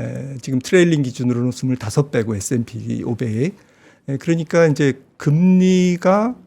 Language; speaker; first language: Korean; native; Korean